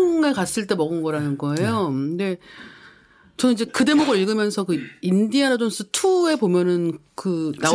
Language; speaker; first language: Korean; native; Korean